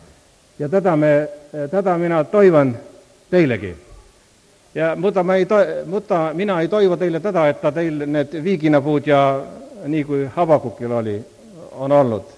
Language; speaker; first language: Finnish; non-native, learner; Estonian